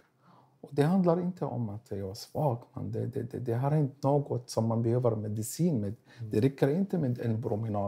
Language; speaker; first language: Swedish; non-native, learner; Arabic